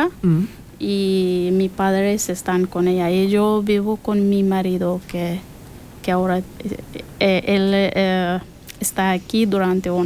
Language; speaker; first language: Spanish; non-native, learner; Persian